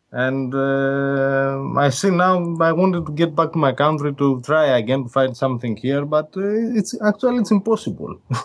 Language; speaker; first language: English; non-native, fluent; Greek